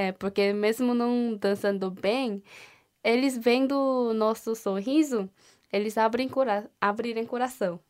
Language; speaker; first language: Portuguese; non-native, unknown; Korean